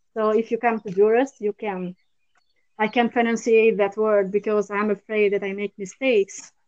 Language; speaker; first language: English; non-native, learner; Albanian